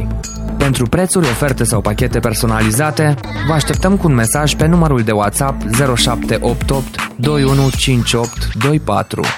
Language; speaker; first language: Romanian; native; Romanian